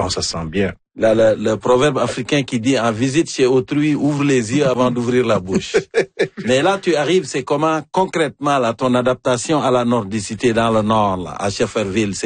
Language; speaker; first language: French; native; French